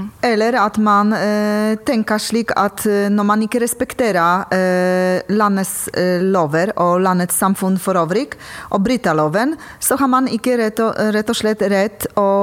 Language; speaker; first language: Norwegian; non-native, fluent; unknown